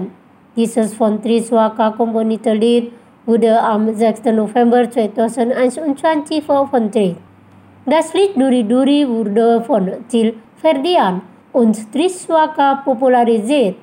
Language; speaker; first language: German; non-native, fluent; Indonesian